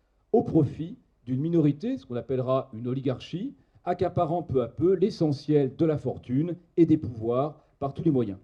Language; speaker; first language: French; native; French